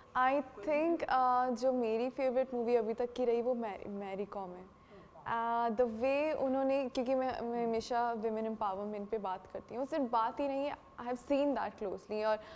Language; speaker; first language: Hindi; non-native, local second language; Punjabi